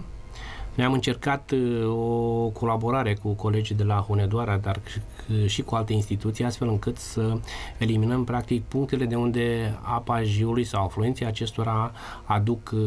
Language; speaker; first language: Romanian; native; Romanian